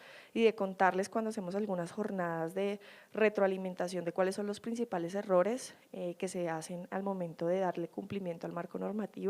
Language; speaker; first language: Spanish; native; Spanish